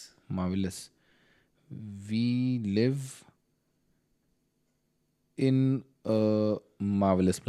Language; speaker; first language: English; non-native, local second language; Hindi